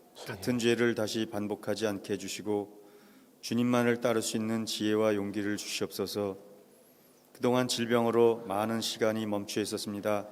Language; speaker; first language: Korean; native; Korean